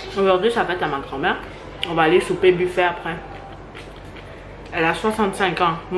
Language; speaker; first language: French; early bilingual, other home language; Vietnamese